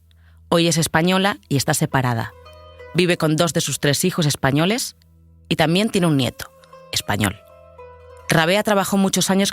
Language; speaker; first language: Spanish; native; Spanish